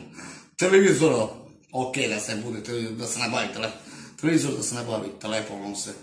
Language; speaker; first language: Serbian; non-native, local second language; Romany